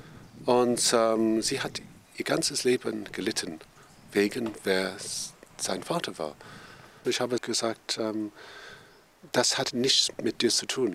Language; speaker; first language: German; non-native, fluent; English